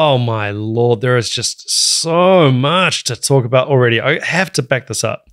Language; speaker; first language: English; native; English